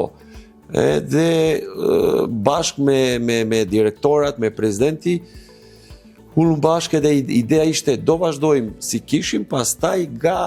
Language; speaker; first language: Albanian; non-native, learner; Serbian